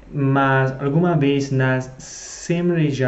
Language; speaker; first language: Portuguese; non-native, fluent; Italian